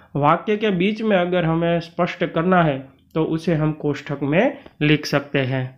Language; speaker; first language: Hindi; non-native, local second language; Gujarati